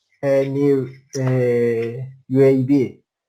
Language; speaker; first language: English; non-native, learner; Turkish